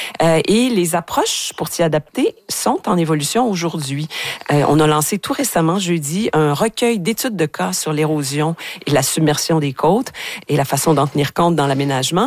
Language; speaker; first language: French; native; French